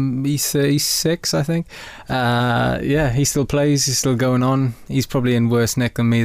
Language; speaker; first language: English; native; English